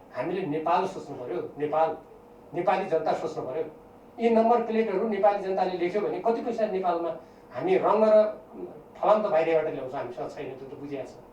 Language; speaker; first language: Nepali; native; Nepali